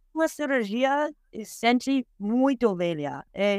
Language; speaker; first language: Portuguese; non-native, learner; English